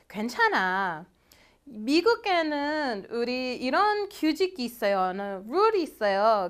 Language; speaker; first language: Korean; non-native, fluent; English